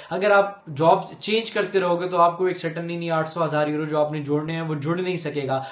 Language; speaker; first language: Hindi; non-native, local second language; Punjabi